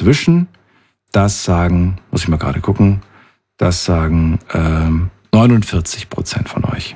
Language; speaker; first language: German; native; German